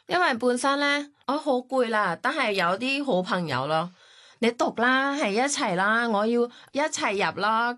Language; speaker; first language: Cantonese; non-native, fluent; Thai